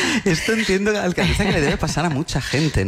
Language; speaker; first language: Spanish; native; Spanish